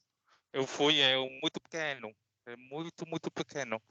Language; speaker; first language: Portuguese; non-native, learner; Spanish